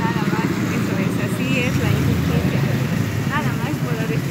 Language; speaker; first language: Spanish; native; Spanish